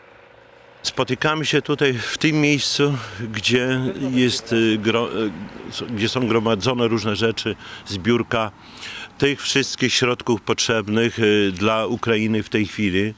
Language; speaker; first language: Polish; native; Polish